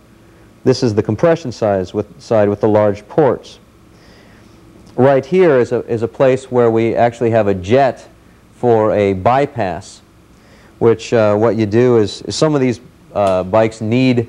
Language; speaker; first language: English; native; English